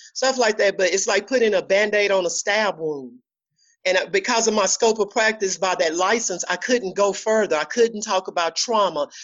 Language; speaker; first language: English; native; English